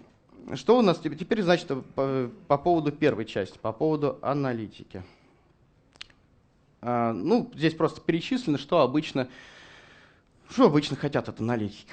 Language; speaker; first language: Russian; native; Russian